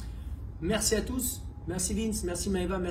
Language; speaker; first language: French; native; French